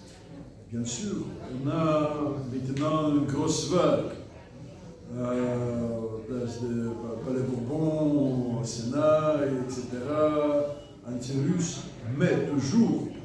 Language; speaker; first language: French; non-native, learner; Russian